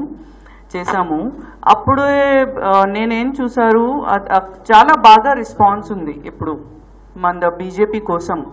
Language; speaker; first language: Telugu; non-native, learner; Gujarati